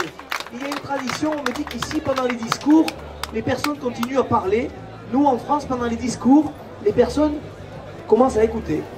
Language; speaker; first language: French; native; French